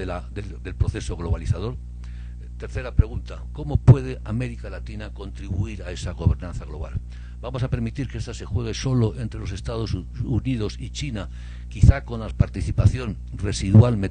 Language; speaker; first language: Spanish; native; Spanish